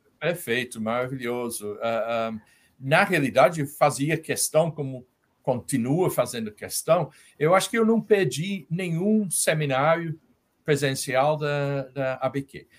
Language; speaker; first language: Portuguese; non-native, fluent; English